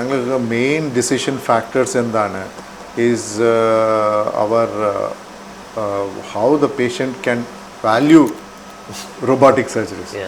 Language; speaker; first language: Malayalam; non-native, local second language; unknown